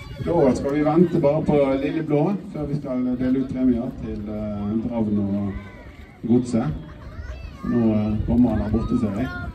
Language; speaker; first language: Norwegian; native; Norwegian